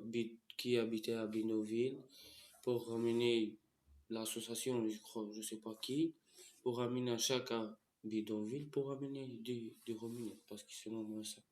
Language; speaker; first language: French; non-native, learner; Romanian